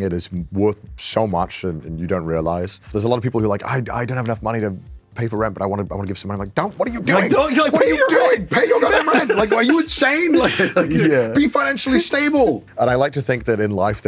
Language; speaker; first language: English; native; English